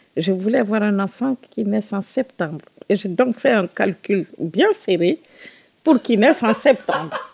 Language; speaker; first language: French; non-native, local second language; Susu